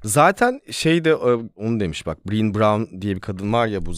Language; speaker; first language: Turkish; native; Turkish